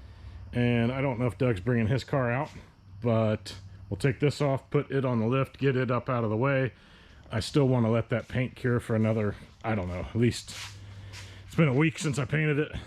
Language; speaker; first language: English; native; English